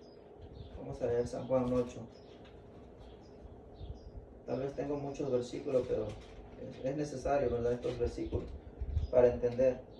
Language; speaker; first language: Spanish; native; Spanish